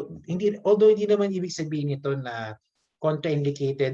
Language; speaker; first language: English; non-native, local second language; Filipino